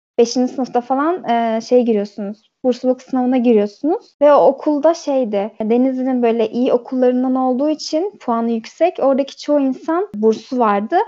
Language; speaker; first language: Turkish; early bilingual, heritage; Turkish